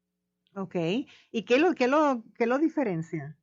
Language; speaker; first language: Spanish; native; Spanish